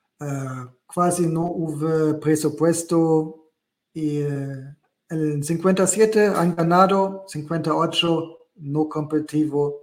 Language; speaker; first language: Spanish; non-native, learner; German